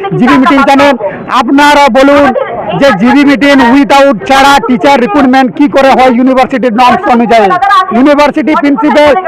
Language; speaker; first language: Bangla; non-native, local second language; Santali